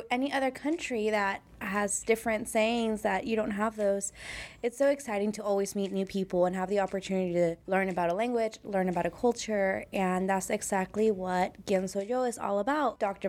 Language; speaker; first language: English; early bilingual, other home language; Spanish